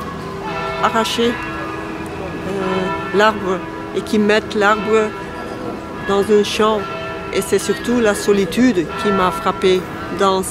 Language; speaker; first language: French; non-native, local second language; Dutch